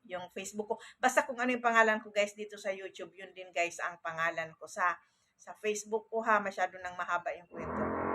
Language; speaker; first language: Filipino; native; Filipino